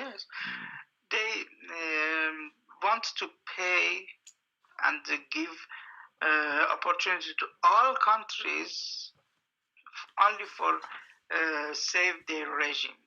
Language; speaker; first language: English; non-native, fluent; Persian